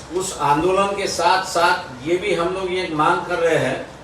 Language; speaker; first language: Hindi; non-native, local second language; Marathi